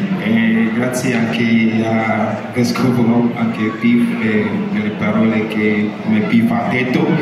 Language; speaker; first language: Italian; non-native, learner; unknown